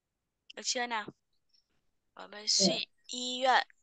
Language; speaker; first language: Chinese; non-native, fluent; Vietnamese